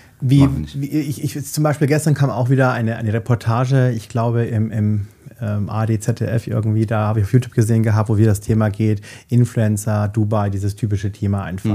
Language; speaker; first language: German; native; German